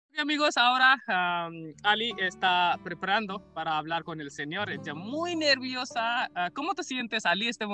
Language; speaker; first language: Spanish; non-native, learner; Hindi